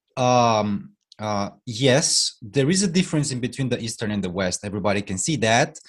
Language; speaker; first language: English; non-native, fluent; Romanian